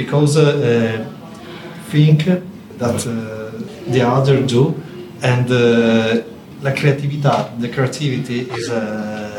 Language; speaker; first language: English; non-native, learner; Italian